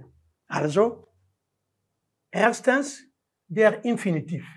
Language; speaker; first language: German; non-native, learner; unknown